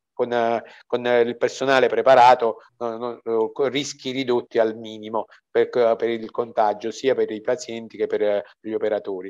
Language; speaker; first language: Italian; native; Italian